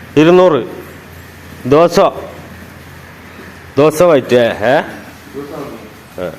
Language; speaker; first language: Hindi; non-native, local second language; Malayalam